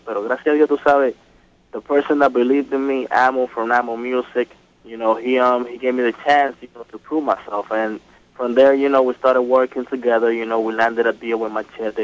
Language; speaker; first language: English; early bilingual, other home language; Spanish